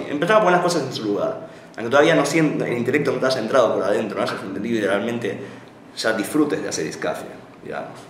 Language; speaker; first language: Spanish; native; Spanish